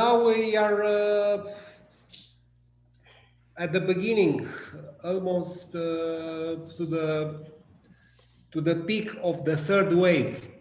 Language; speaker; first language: English; non-native, learner; Romanian